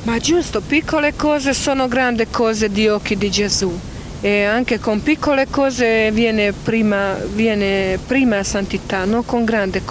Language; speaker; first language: Italian; non-native, learner; Croatian